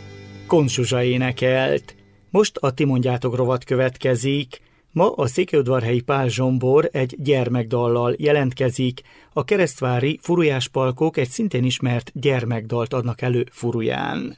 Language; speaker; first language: Hungarian; native; Hungarian